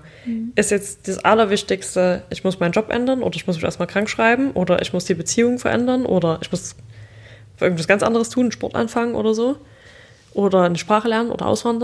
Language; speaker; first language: German; native; German